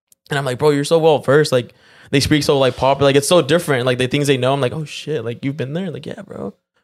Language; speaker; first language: English; early bilingual, other home language; Spanish